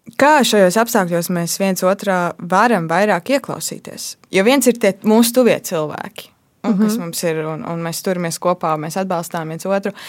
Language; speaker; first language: Latvian; native; Latvian